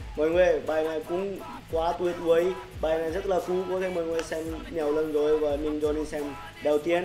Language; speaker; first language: Vietnamese; non-native, learner; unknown